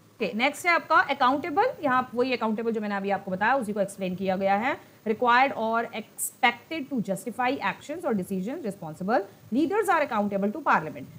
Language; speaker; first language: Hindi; non-native, local second language; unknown